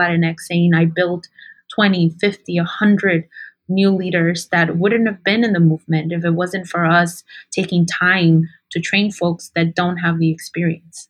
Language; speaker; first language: English; early bilingual, other home language; Spanish